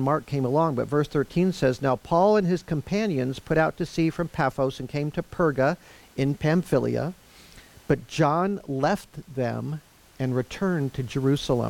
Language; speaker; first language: English; native; English